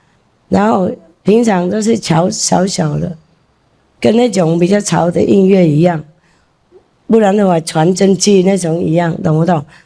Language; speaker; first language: Chinese; non-native, fluent; Vietnamese